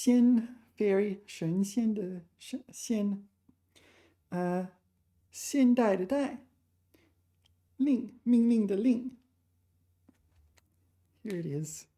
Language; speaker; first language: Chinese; non-native, learner; English